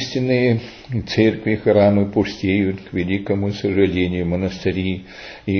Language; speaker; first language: Russian; early bilingual, heritage; Russian